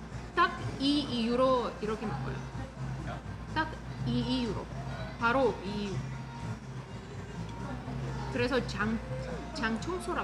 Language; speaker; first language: Korean; non-native, fluent; Russian